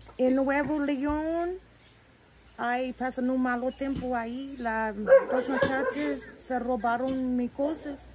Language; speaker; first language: Spanish; non-native, learner; English